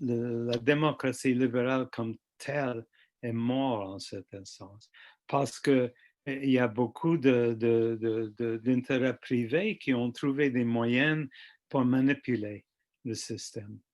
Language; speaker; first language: French; non-native, fluent; English